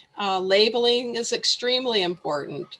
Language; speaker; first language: English; native; English